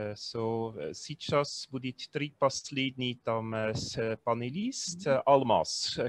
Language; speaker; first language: Russian; non-native, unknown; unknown